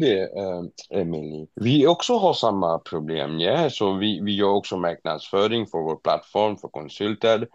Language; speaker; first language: Swedish; non-native, fluent; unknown